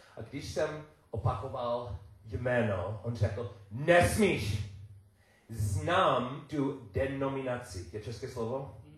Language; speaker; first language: Czech; non-native, learner; English